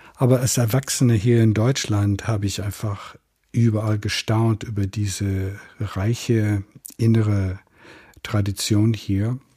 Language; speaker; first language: German; non-native, fluent; English